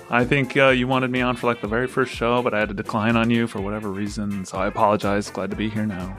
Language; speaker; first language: English; native; English